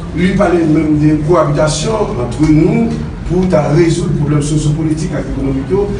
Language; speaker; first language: French; non-native, local second language; Haitian Creole